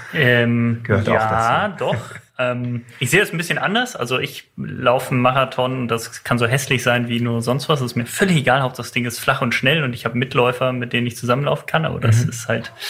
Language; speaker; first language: German; native; German